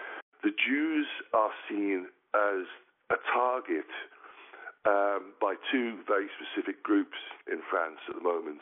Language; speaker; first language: English; native; English